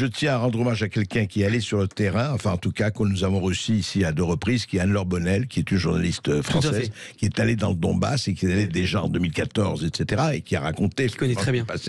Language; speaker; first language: French; native; French